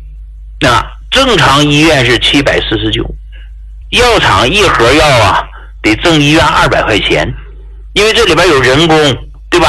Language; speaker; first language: Chinese; native; Chinese